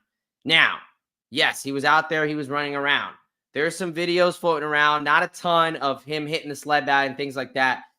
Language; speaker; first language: English; native; English